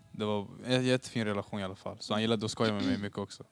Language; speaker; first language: Swedish; early bilingual, other home language; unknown